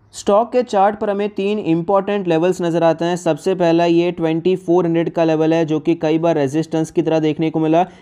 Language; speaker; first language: Hindi; native; Hindi